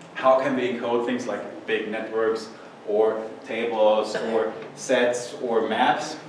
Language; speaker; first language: English; non-native, fluent; German